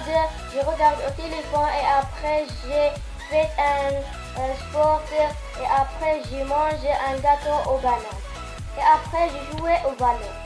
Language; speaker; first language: French; non-native, learner; Arabic